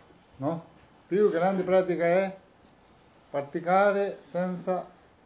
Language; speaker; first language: Italian; non-native, learner; Tibetan